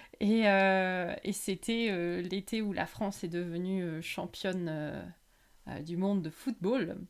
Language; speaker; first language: French; native; French